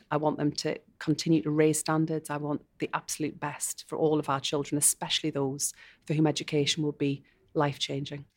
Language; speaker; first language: English; native; English